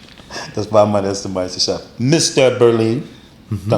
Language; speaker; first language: German; non-native, learner; English